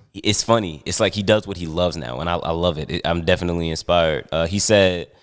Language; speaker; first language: English; native; English